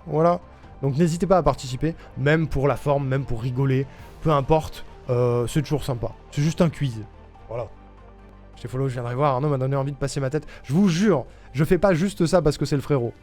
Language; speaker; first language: French; native; French